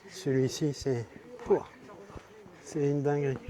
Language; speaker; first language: French; native; French